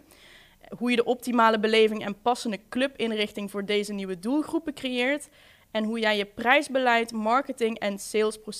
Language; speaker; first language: Dutch; native; Dutch